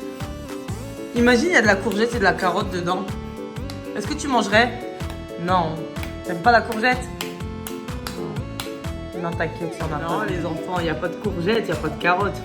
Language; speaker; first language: French; native; French